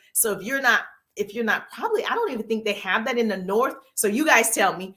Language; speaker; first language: English; native; English